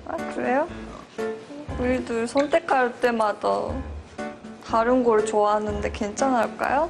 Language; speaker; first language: Korean; non-native, fluent; Japanese